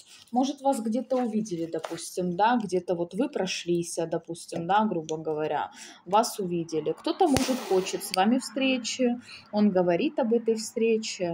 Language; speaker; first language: Russian; native; Russian